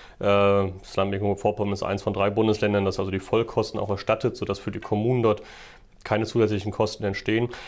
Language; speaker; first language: German; native; German